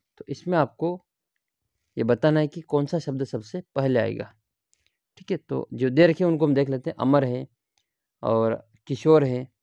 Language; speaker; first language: Hindi; native; Hindi